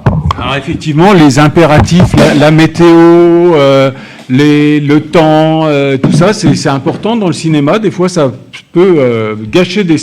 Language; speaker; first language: French; native; French